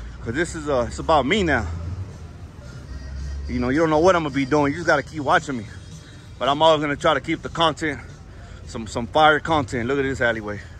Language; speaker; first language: English; early bilingual, other home language; Spanish